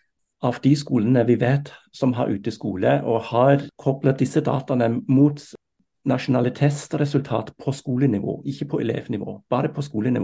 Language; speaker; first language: Norwegian; non-native, fluent; German